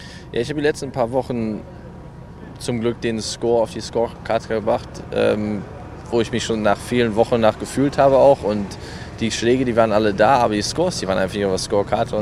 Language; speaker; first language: German; native; German